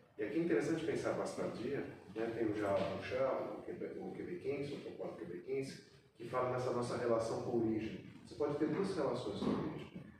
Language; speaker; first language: Portuguese; native; Portuguese